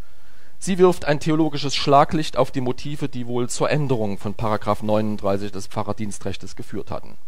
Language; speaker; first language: German; native; German